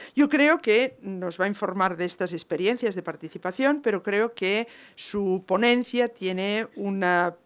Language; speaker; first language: Spanish; non-native, local second language; Catalan